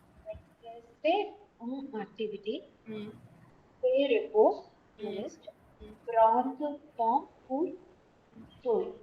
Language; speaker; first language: French; non-native, learner; Tamil